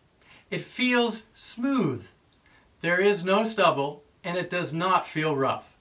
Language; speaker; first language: English; native; English